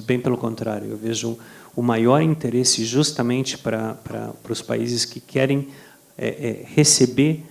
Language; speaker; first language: Portuguese; non-native, fluent; Spanish